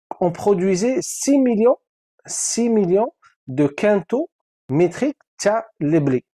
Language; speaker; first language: French; non-native, local second language; Arabic